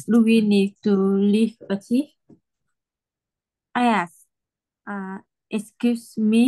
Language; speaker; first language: English; non-native, learner; Vietnamese